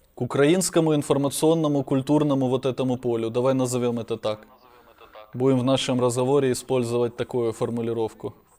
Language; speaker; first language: Russian; native; Russian